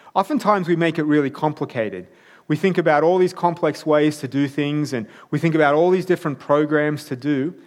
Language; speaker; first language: English; native; English